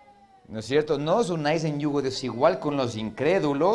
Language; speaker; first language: Spanish; native; Spanish